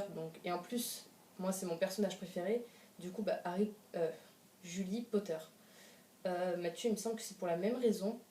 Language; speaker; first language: French; native; French